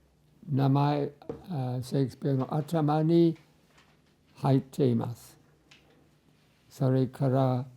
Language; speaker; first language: Japanese; non-native, fluent; English